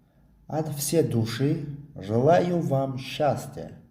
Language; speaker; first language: Russian; non-native, local second language; Tajik